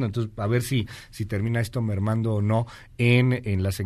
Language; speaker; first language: Spanish; native; Spanish